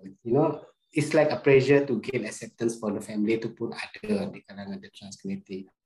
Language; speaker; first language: English; non-native, local second language; Malay